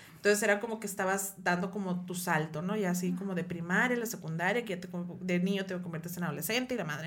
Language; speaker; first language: Spanish; native; Spanish